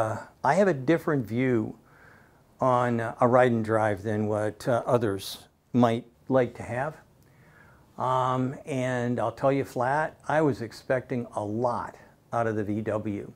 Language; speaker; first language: English; native; English